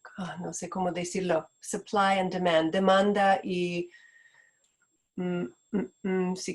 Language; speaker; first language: Spanish; non-native, fluent; Portuguese